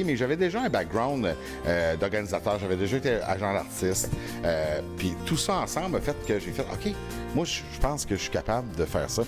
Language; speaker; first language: French; native; French